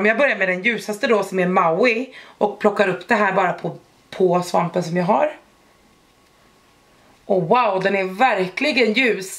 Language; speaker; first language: Swedish; native; Swedish